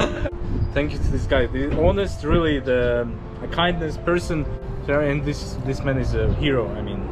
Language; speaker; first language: English; non-native, learner; Russian